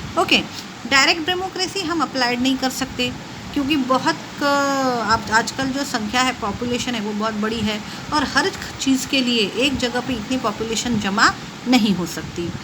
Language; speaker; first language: Hindi; non-native, local second language; Marathi